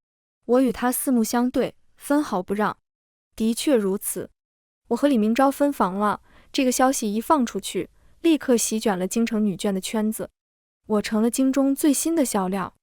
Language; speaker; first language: Chinese; native; Chinese